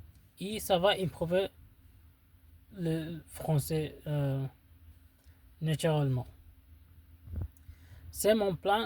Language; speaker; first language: French; non-native, learner; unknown